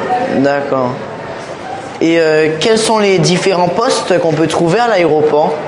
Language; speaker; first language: French; native; French